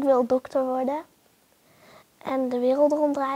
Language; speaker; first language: Dutch; early bilingual, other home language; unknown